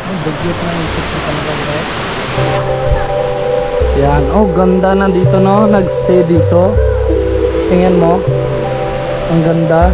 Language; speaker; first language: Filipino; non-native, learner; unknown